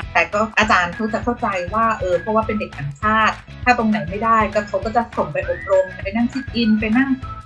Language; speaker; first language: Thai; native; Thai